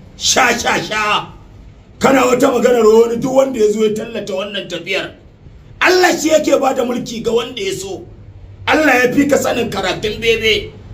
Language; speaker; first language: Hausa; native; Hausa